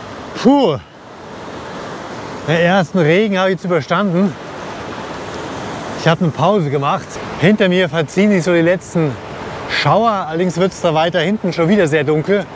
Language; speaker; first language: German; native; German